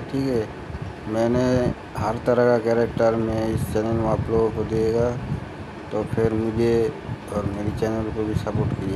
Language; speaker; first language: Hindi; non-native, local second language; Bangla